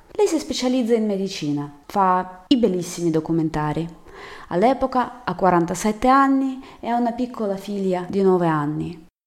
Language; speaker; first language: Italian; non-native, fluent; Russian